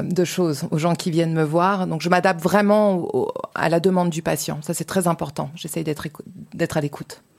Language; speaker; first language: French; native; French